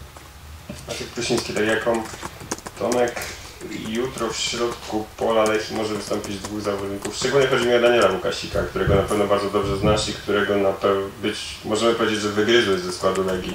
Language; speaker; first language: Polish; native; Polish